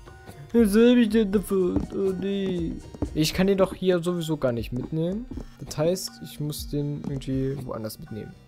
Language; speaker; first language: German; native; German